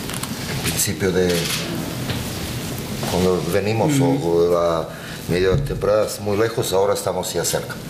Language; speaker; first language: Spanish; non-native, learner; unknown